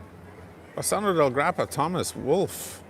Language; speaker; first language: Italian; non-native, fluent; English